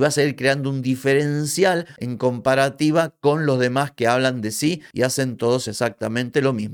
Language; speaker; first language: Spanish; native; Spanish